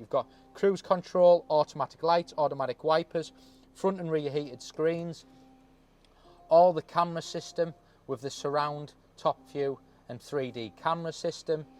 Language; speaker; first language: English; native; English